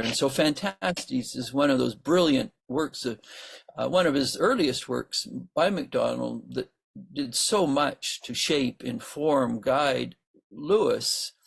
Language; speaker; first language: English; native; English